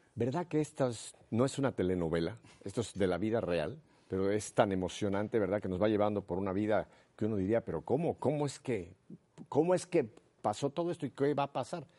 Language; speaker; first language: Spanish; native; Spanish